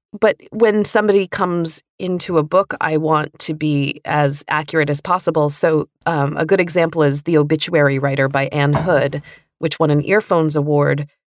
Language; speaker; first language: English; native; English